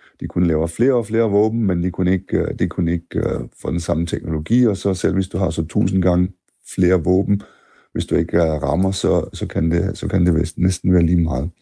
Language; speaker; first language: Danish; non-native, fluent; German